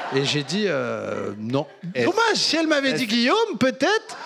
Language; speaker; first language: French; native; French